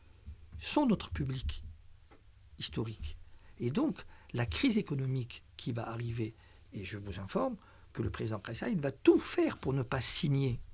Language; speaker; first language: French; non-native, local second language; Arabic